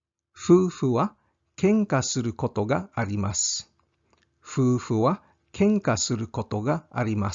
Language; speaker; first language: Japanese; non-native, fluent; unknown